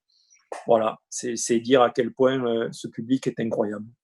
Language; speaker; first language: French; native; French